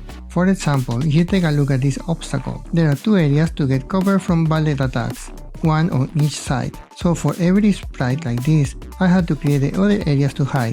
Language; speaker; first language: English; non-native, fluent; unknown